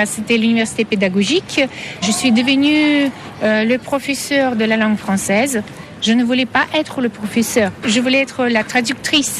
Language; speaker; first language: French; non-native, fluent; Russian